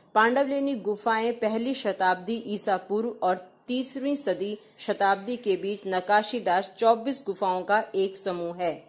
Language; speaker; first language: Hindi; non-native, local second language; Marathi